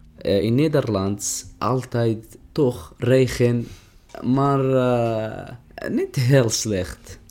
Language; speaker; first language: Dutch; non-native, learner; Arabic